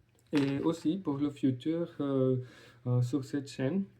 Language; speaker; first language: French; non-native, learner; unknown